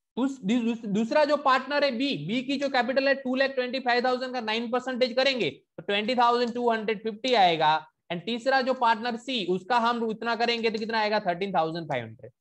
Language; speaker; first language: Hindi; non-native, local second language; Gujarati